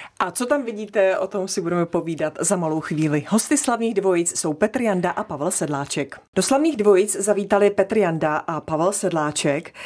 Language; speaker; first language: Czech; native; Czech